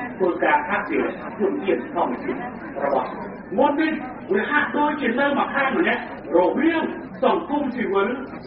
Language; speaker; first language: Khmer; native; Khmer